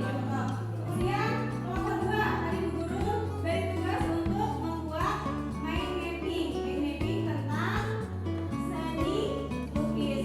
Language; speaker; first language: Indonesian; native; Indonesian